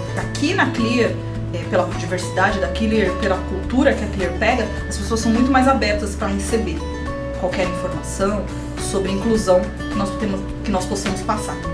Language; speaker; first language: Portuguese; native; Portuguese